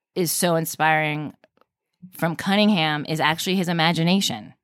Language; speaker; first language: English; native; English